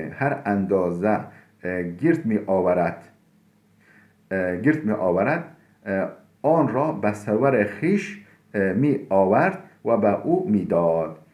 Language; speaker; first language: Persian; non-native, fluent; Turkish